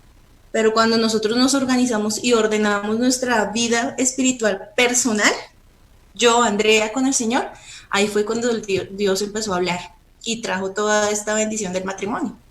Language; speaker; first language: Spanish; native; Spanish